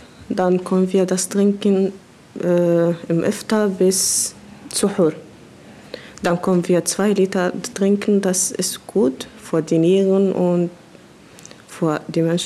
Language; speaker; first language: German; non-native, learner; Arabic